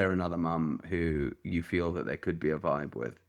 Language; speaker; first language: English; native; English